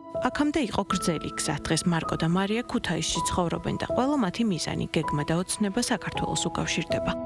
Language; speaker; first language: Georgian; native; Georgian